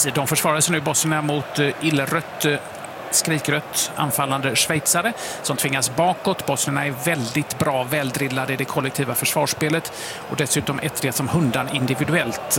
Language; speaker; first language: Swedish; native; Swedish